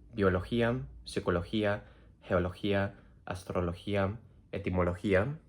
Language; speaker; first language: Spanish; non-native, fluent; English